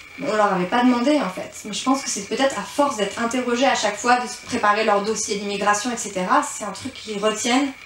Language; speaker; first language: French; early bilingual, other home language; Persian